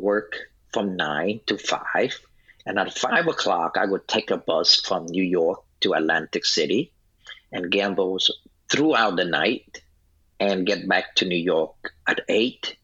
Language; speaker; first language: English; non-native, fluent; Vietnamese